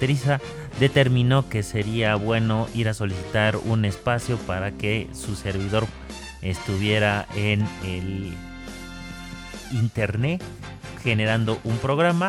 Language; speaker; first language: Spanish; native; Spanish